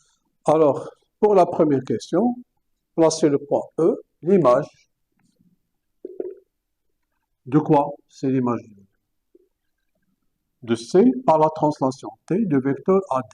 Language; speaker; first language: French; non-native, local second language; Arabic